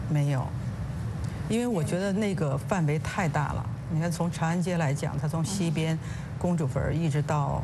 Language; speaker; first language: Chinese; native; Chinese